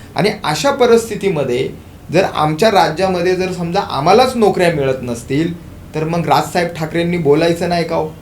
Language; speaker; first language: Marathi; native; Marathi